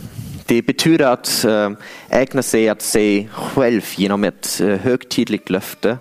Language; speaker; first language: Swedish; non-native, fluent; English